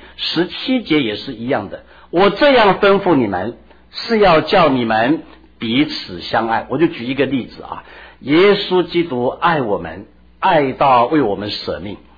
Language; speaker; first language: Chinese; native; Chinese